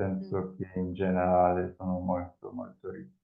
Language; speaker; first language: Italian; non-native, fluent; Spanish